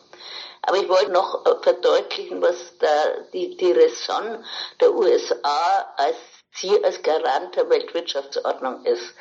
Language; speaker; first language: German; native; German